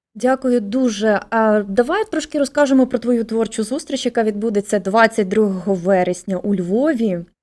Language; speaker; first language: Ukrainian; native; Ukrainian